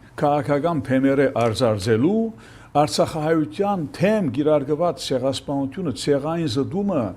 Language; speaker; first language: Armenian; early bilingual, heritage; Armenian